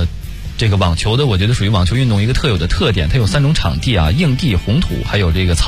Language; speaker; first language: Chinese; native; Chinese